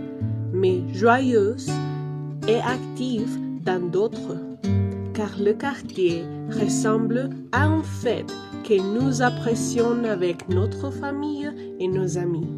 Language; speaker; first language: French; non-native, learner; Spanish